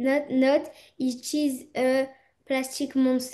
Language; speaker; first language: English; non-native, learner; French